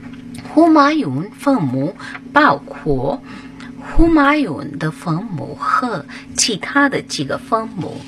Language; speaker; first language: Chinese; non-native, fluent; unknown